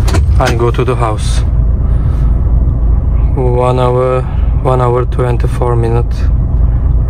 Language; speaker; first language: English; non-native, learner; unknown